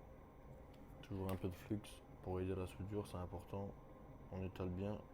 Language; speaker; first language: French; native; French